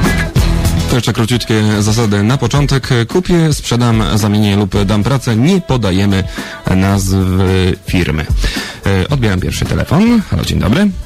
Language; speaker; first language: Polish; native; Polish